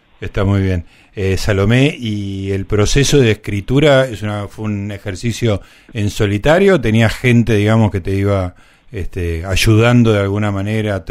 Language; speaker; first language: Spanish; native; Spanish